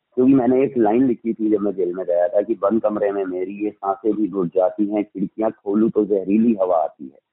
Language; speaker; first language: Hindi; native; Hindi